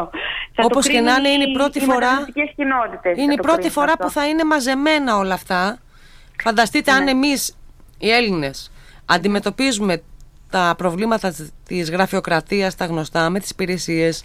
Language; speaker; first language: Greek; native; Greek